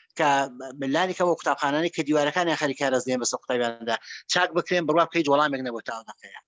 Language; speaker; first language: Central Kurdish; native; Central Kurdish